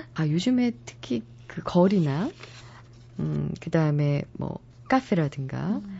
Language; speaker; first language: Korean; native; Korean